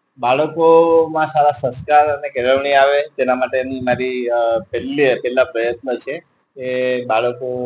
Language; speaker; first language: Gujarati; non-native, local second language; Gamit